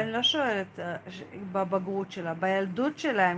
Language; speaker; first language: Hebrew; native; Hebrew